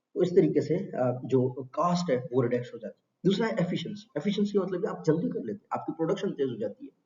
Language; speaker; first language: Urdu; non-native, local second language; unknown